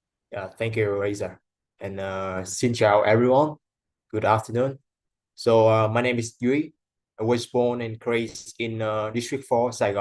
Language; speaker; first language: English; non-native, fluent; Vietnamese